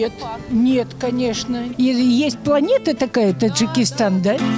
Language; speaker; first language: Russian; native; Russian